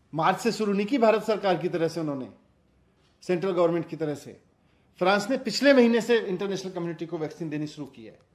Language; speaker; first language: Hindi; native; Hindi